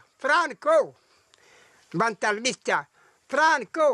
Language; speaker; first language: Spanish; non-native, learner; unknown